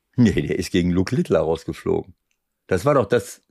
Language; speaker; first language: German; native; German